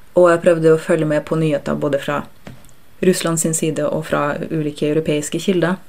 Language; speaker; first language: Norwegian; early bilingual, other home language; Russian